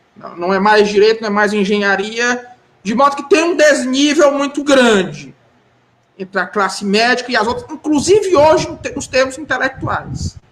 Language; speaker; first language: Portuguese; native; Portuguese